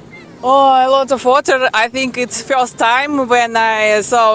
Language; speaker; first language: English; non-native, learner; Russian